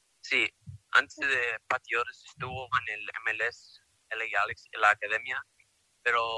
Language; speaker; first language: Spanish; early bilingual, heritage; Spanish